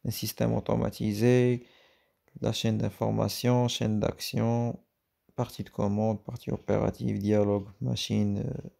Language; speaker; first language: French; non-native, local second language; Arabic